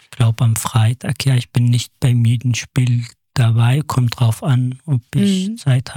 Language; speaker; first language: German; non-native, fluent; Kurdish